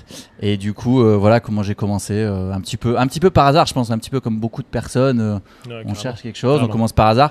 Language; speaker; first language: French; native; French